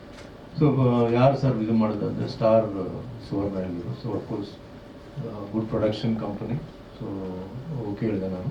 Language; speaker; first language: Kannada; non-native, local second language; Tulu